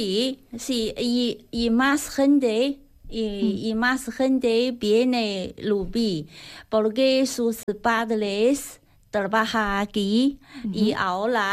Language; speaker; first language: Spanish; non-native, learner; Chinese